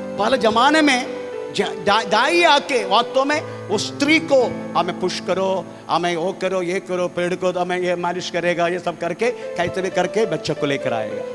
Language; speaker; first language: Hindi; non-native, local second language; Malayalam